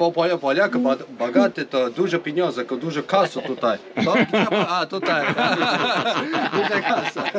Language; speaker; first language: Polish; non-native, learner; Turkish